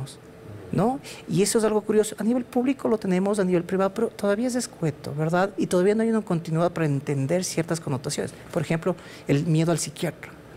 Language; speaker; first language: Spanish; native; Spanish